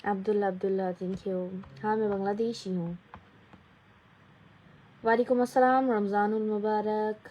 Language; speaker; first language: Hindi; non-native, fluent; Bangla